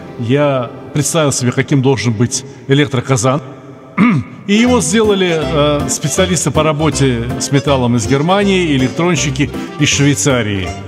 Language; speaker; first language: Russian; native; Russian